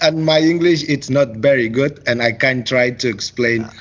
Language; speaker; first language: English; non-native, learner; Catalan